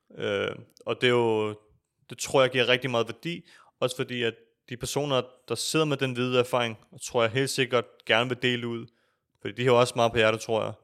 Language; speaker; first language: Danish; early bilingual, other home language; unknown